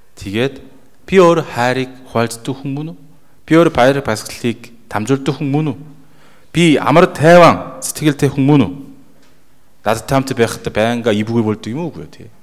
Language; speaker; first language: Mongolian; native; Mongolian